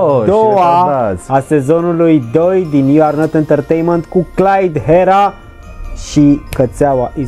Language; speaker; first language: Romanian; native; Romanian